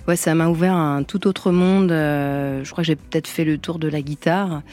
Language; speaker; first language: French; early bilingual, other home language; Vietnamese